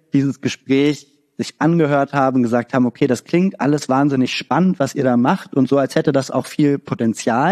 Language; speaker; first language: German; native; German